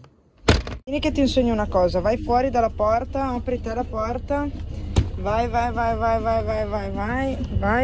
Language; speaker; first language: Italian; native; Italian